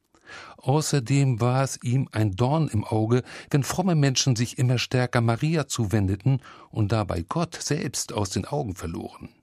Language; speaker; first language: German; native; German